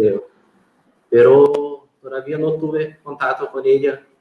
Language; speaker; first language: Spanish; non-native, fluent; Portuguese